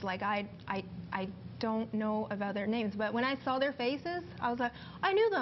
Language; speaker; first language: English; non-native, fluent; Chinese